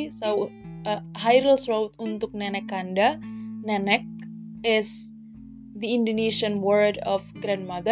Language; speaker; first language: English; non-native, fluent; Indonesian